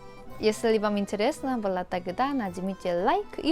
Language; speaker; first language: Russian; non-native, fluent; Korean